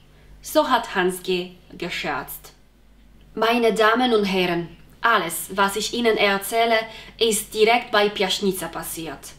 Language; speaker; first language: German; non-native, fluent; Polish